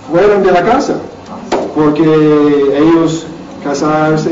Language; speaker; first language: Spanish; non-native, learner; English